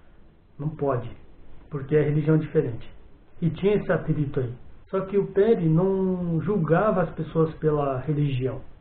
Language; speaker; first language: Portuguese; native; Portuguese